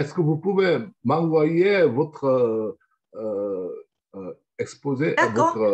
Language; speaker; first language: French; non-native, learner; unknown